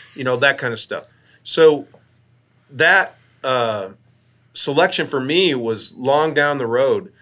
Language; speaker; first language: English; native; English